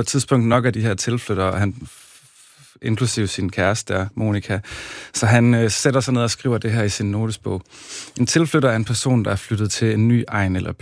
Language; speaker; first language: Danish; native; Danish